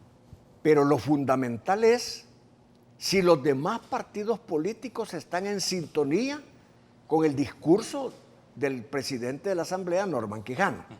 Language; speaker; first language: Spanish; native; Spanish